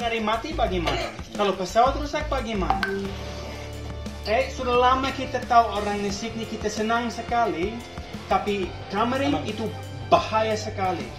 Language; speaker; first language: Indonesian; non-native, learner; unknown